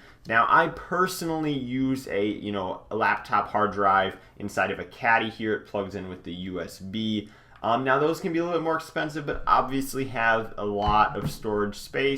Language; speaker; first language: English; native; English